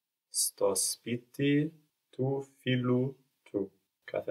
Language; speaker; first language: Greek; non-native, learner; English